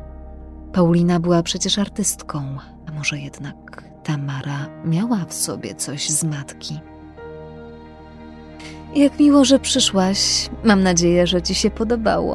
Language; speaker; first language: Polish; native; Polish